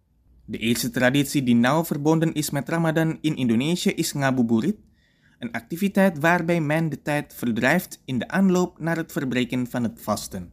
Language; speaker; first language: Dutch; non-native, fluent; Indonesian